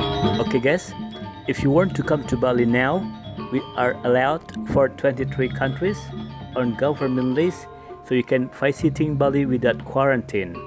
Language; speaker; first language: English; non-native, local second language; Indonesian